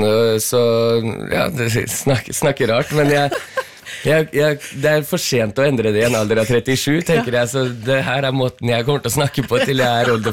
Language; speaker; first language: Norwegian; early bilingual, heritage; Norwegian